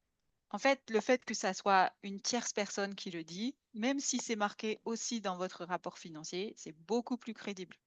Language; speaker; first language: French; native; French